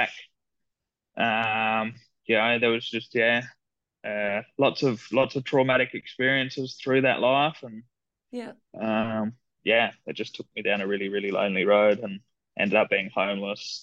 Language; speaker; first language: English; native; English